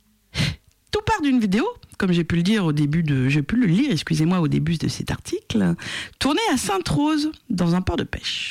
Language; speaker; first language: French; native; French